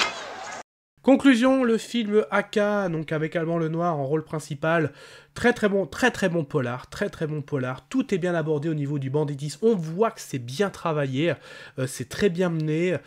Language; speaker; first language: French; native; French